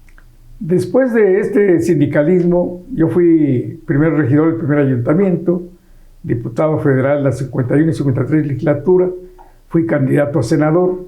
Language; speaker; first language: Spanish; native; Spanish